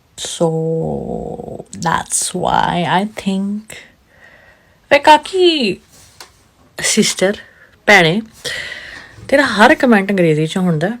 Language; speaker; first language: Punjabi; non-native, local second language; Urdu